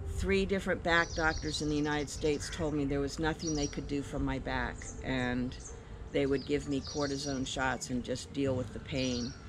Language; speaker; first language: English; native; English